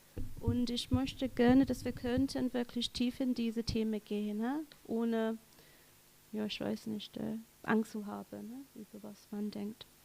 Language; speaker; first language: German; non-native, learner; English